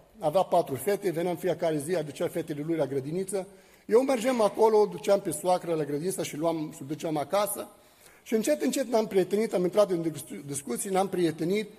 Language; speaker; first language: Romanian; non-native, fluent; Arabic